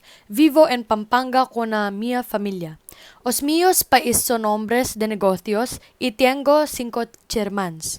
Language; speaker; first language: Spanish; non-native, learner; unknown